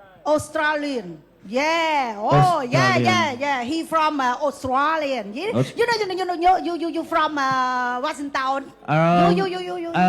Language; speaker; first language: English; non-native, learner; Khmer